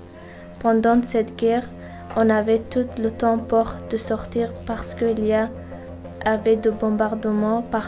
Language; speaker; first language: French; non-native, learner; Persian